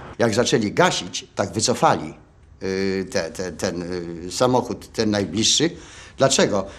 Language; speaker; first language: Polish; native; Polish